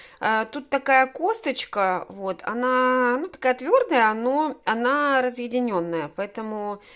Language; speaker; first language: Russian; native; Russian